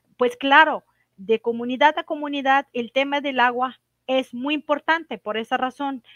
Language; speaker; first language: Spanish; non-native, fluent; Arabic